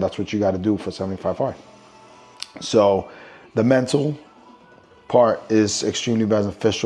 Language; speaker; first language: English; native; English